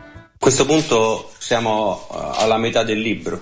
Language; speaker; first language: Italian; native; Italian